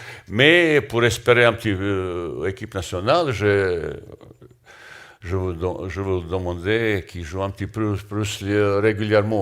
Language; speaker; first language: French; non-native, learner; Bosnian